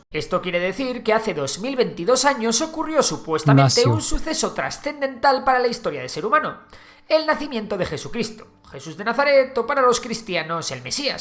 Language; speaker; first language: Spanish; native; Spanish